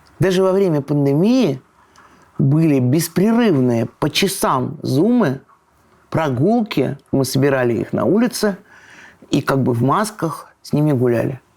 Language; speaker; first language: Russian; native; Russian